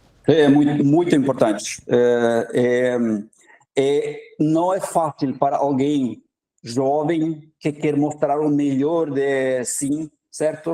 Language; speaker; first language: Portuguese; non-native, fluent; Norwegian